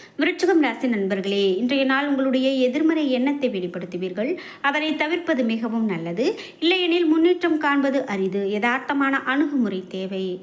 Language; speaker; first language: Tamil; native; Tamil